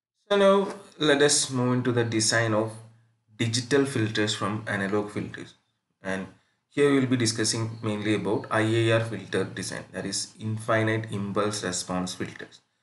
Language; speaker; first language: English; non-native, local second language; Malayalam